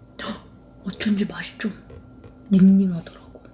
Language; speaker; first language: Korean; native; Korean